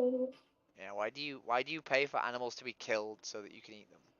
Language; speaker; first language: English; native; English